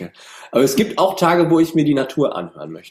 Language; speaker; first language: German; native; German